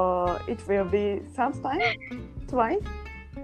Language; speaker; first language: English; non-native, learner; Japanese